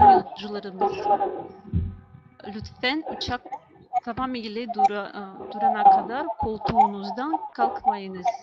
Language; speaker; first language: Turkish; non-native, learner; Russian